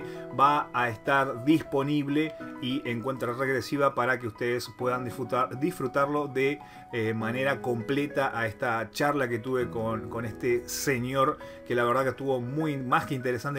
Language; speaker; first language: Spanish; native; Spanish